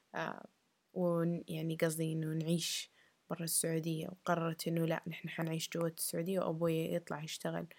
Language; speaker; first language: Arabic; early bilingual, heritage; Arabic